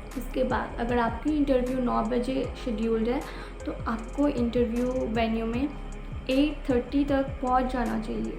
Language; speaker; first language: Hindi; non-native, local second language; Bangla